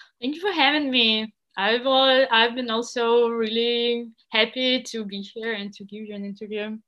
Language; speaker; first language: English; non-native, fluent; Russian